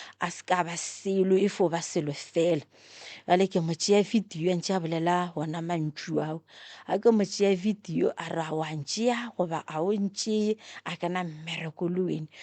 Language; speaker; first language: Northern Sotho; non-native, local second language; Tsonga